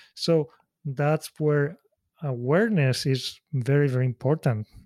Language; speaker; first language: English; non-native, fluent; Spanish